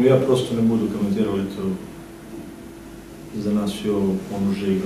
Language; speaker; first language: Russian; non-native, fluent; Serbian